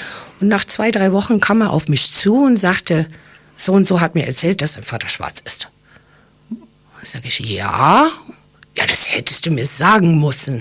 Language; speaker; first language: German; non-native, fluent; English